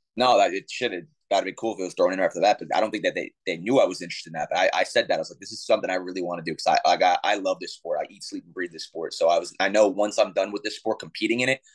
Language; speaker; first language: English; native; English